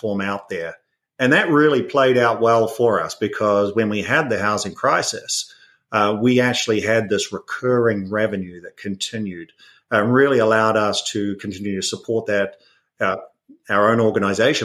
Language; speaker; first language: English; native; English